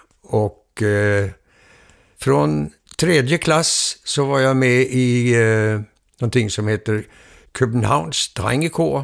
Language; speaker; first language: Swedish; early bilingual, heritage; Danish